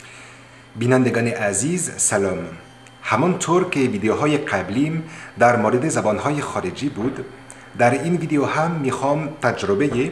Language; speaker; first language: Persian; non-native, learner; French